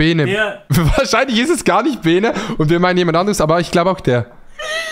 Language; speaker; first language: German; native; German